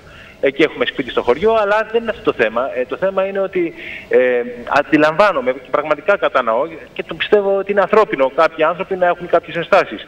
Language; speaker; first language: Greek; native; Greek